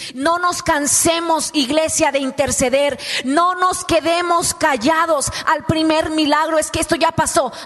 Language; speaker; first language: Spanish; native; Spanish